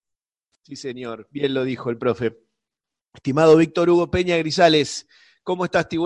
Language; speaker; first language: Spanish; native; Spanish